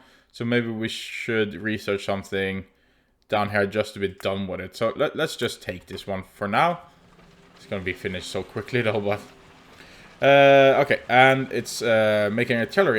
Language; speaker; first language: English; non-native, fluent; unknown